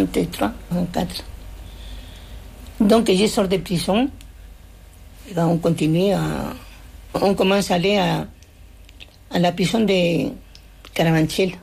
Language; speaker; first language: French; non-native, fluent; Spanish